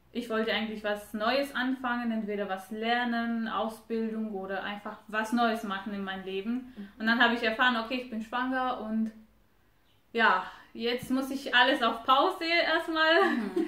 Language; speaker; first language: German; non-native, fluent; Romanian